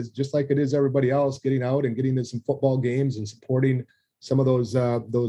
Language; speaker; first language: English; native; English